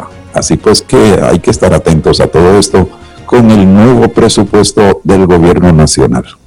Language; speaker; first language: Spanish; native; Spanish